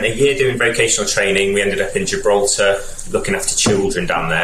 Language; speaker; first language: English; native; English